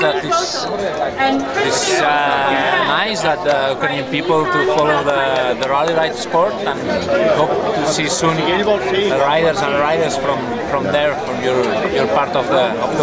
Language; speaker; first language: English; non-native, learner; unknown